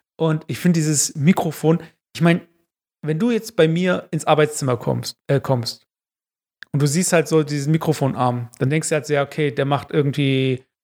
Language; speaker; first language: German; early bilingual, other home language; Turkish